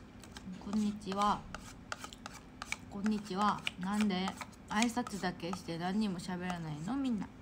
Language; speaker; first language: Japanese; non-native, fluent; Korean